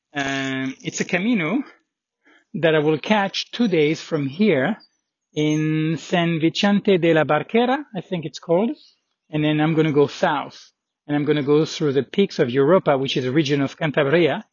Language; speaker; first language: English; non-native, fluent; French